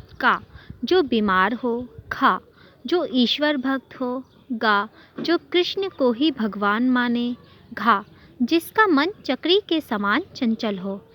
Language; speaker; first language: Hindi; native; Hindi